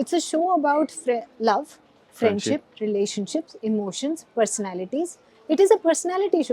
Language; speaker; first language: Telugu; non-native, learner; Hindi